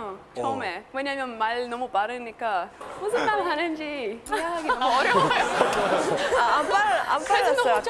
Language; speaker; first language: Korean; non-native, learner; English